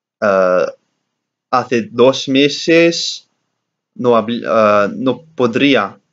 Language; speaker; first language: Spanish; non-native, learner; English